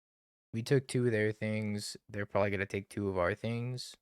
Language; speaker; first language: English; native; English